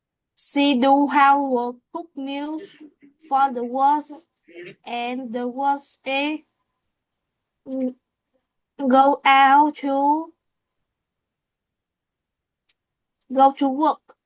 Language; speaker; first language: English; non-native, learner; Vietnamese